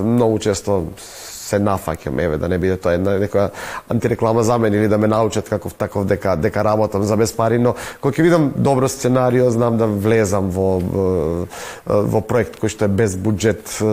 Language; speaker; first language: Macedonian; native; Macedonian